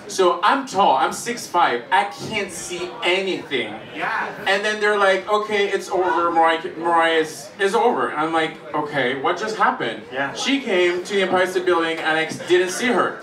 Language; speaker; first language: English; non-native, fluent; French